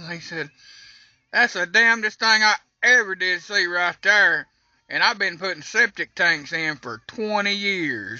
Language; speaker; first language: English; native; English